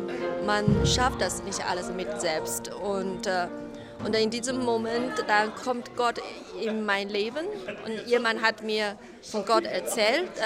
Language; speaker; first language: German; non-native, fluent; Chinese